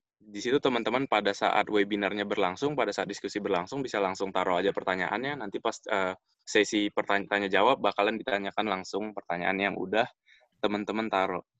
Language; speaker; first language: Indonesian; native; Indonesian